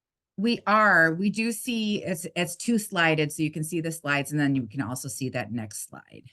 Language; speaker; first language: English; native; English